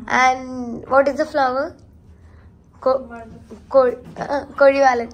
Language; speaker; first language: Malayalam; native; Malayalam